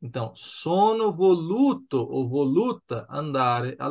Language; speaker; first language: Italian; non-native, fluent; Portuguese